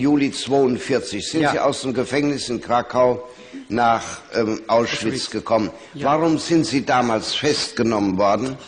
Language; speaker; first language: German; native; German